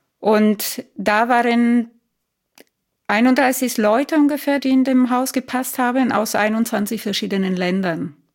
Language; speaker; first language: German; non-native, fluent; Italian